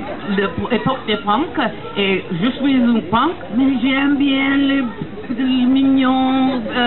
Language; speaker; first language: French; non-native, learner; English